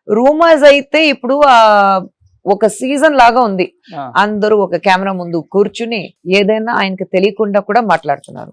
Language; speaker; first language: Telugu; non-native, fluent; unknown